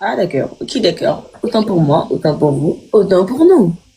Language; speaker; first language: French; native; French